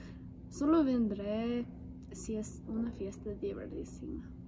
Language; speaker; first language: Spanish; non-native, learner; English